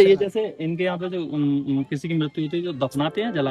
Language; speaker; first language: Hindi; native; Hindi